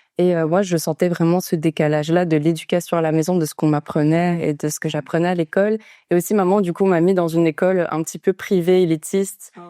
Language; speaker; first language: French; early bilingual, other home language; Portuguese